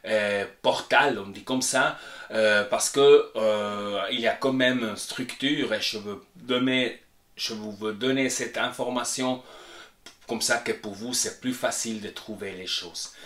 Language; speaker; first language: French; non-native, fluent; Spanish